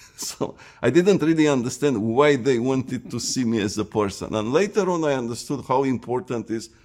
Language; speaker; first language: English; non-native, fluent; Romanian